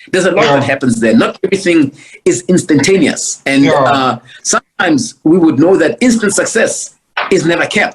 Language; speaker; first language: English; non-native, local second language; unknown